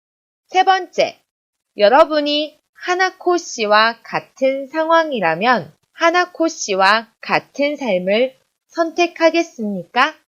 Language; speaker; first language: Korean; non-native, fluent; Chinese